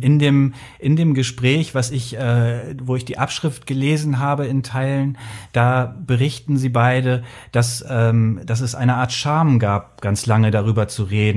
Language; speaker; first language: German; native; German